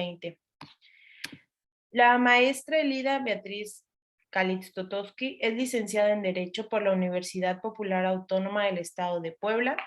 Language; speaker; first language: Spanish; native; Spanish